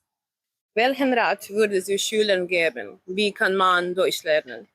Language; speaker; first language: German; non-native, learner; Croatian